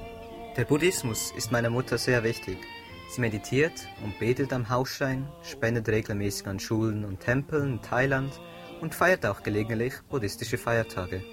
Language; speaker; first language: German; early bilingual, other home language; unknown